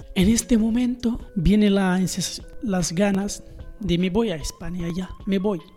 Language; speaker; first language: Spanish; non-native, learner; Arabic